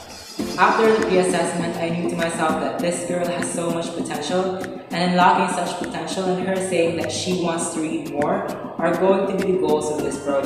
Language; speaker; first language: English; non-native, local second language; Cebuano